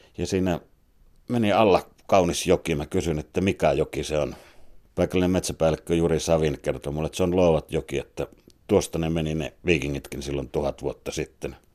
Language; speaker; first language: Finnish; native; Finnish